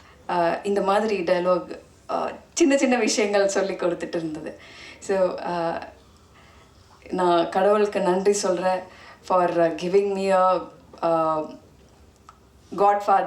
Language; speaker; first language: Tamil; non-native, fluent; Malayalam